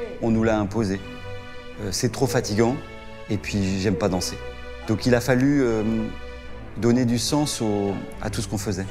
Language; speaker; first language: French; native; French